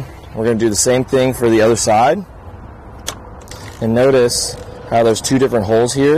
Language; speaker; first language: English; native; English